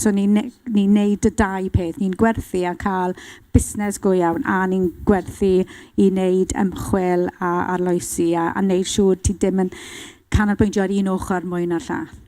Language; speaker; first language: Welsh; non-native, local second language; English